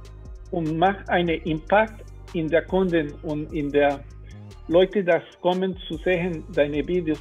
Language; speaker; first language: German; non-native, learner; Spanish